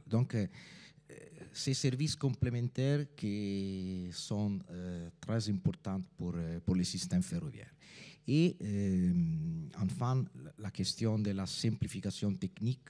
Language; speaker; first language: French; non-native, fluent; Italian